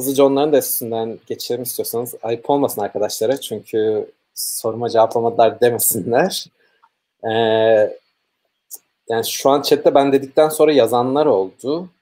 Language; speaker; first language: Turkish; native; Turkish